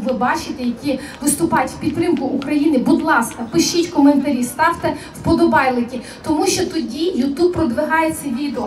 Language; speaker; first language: Ukrainian; native; Ukrainian